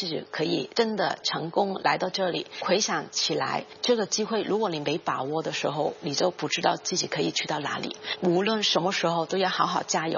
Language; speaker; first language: Chinese; non-native, fluent; Cantonese